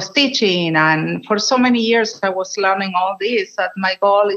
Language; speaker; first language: English; non-native, fluent; Spanish